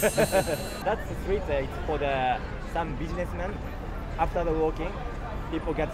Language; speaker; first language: English; non-native, learner; Japanese